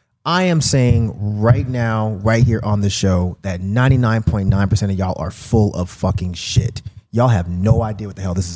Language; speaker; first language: English; native; English